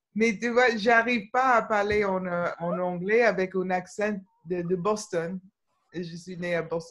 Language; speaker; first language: French; non-native, fluent; English